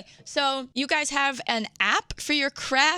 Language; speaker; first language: English; native; English